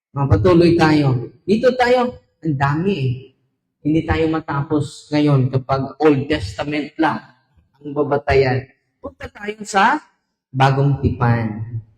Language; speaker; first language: Filipino; non-native, local second language; Hiligaynon